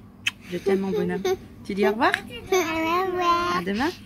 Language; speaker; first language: French; native; French